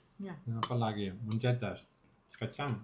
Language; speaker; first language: Indonesian; non-native, learner; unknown